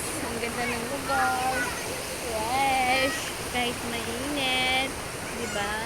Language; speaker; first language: Filipino; non-native, local second language; Waray